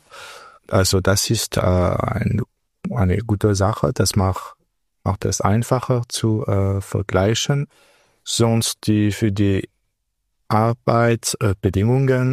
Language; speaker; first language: German; non-native, local second language; French